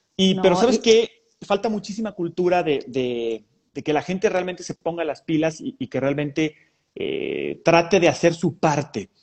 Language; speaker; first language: Spanish; native; Spanish